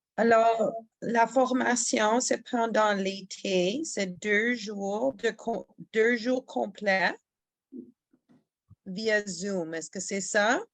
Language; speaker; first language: French; non-native, fluent; English